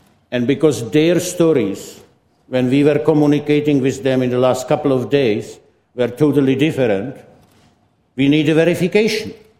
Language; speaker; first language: English; non-native, fluent; Czech